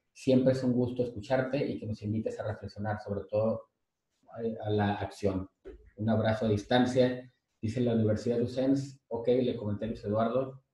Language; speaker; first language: Spanish; native; Spanish